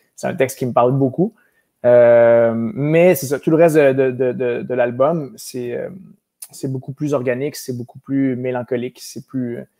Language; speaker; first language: French; native; French